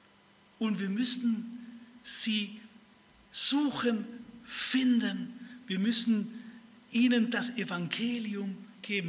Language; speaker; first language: German; early bilingual, other home language; Spanish